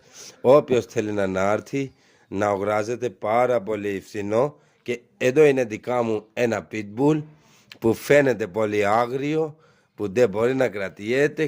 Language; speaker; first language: Greek; non-native, learner; Urdu